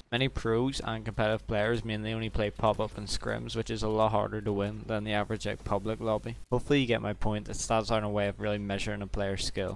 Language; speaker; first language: English; native; English